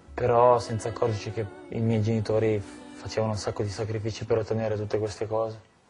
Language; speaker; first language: Italian; early bilingual, other home language; Albanian